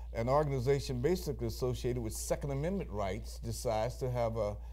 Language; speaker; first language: English; native; English